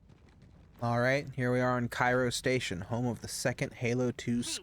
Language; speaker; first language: English; native; English